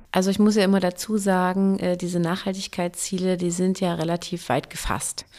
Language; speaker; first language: German; native; German